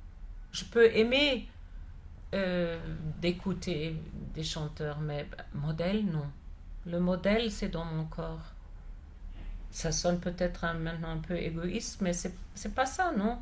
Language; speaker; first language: French; non-native, fluent; German